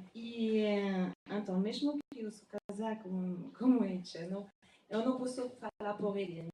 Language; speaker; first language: Portuguese; non-native, fluent; French